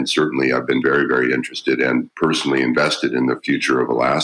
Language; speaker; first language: English; native; English